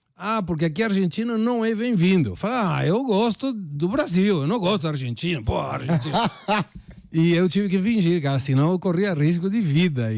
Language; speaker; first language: Portuguese; non-native, fluent; Spanish